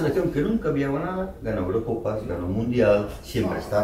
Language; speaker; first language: Spanish; native; Spanish